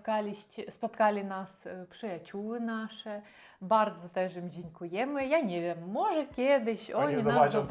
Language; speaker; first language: Polish; non-native, learner; Russian